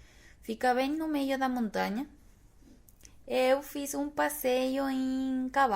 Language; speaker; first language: Portuguese; non-native, fluent; Spanish